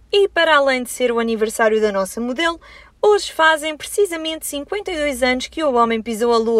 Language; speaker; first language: Portuguese; native; Portuguese